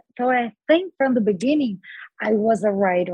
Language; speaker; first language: English; non-native, fluent; Portuguese